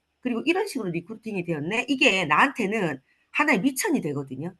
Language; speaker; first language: Korean; native; Korean